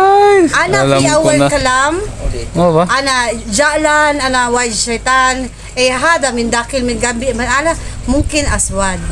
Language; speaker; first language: Arabic; non-native, learner; Filipino